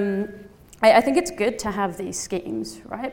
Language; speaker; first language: English; native; English